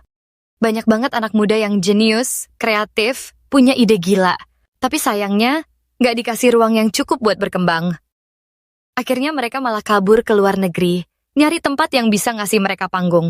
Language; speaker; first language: Indonesian; native; Indonesian